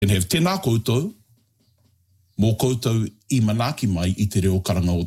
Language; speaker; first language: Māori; non-native, local second language; English